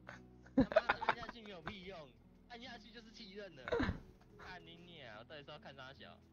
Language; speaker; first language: Chinese; native; Chinese